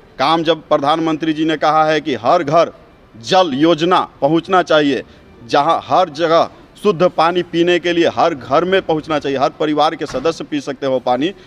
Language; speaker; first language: Hindi; native; Hindi